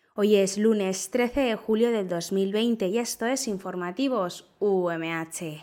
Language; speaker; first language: Spanish; native; Spanish